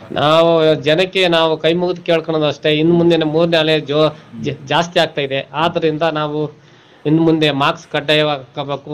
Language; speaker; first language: Kannada; non-native, local second language; Telugu